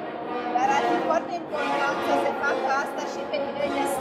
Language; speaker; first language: Romanian; non-native, local second language; Hungarian